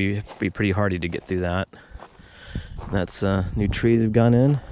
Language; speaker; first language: English; native; English